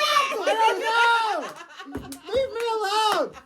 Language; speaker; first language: English; native; English